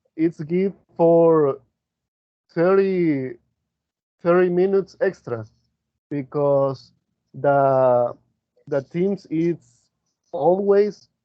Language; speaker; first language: English; non-native, learner; Spanish